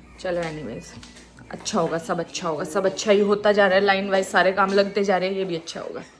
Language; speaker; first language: Hindi; native; Hindi